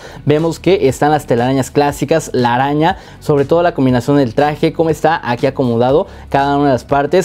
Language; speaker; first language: Spanish; native; Spanish